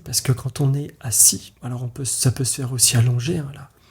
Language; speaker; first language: French; native; French